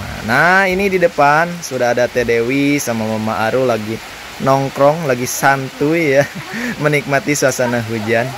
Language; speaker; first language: Indonesian; non-native, local second language; Sundanese